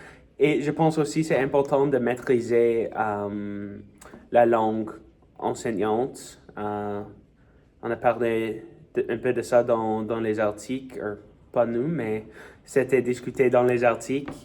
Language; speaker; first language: French; non-native, learner; English